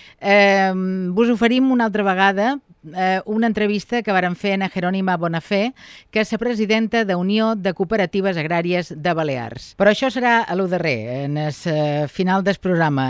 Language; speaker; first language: Catalan; native; Catalan